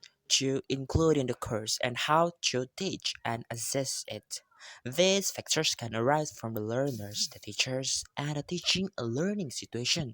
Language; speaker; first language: English; non-native, learner; Indonesian